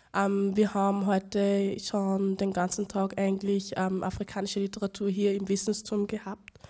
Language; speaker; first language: German; native; German